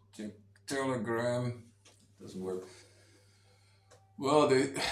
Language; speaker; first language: English; non-native, fluent; Dutch